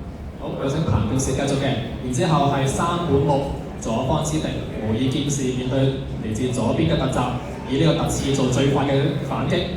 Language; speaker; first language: Cantonese; native; Cantonese